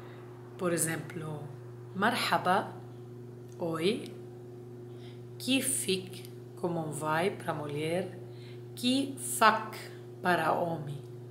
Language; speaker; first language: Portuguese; non-native, fluent; Arabic